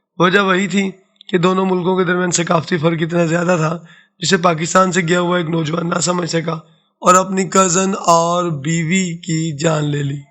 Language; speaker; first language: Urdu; non-native, local second language; Saraiki